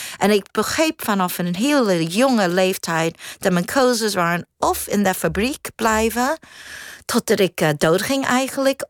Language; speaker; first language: Dutch; non-native, fluent; Cantonese